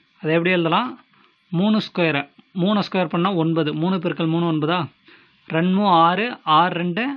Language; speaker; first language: Tamil; native; Tamil